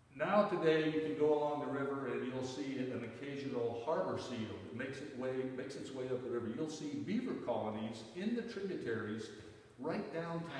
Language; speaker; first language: English; native; English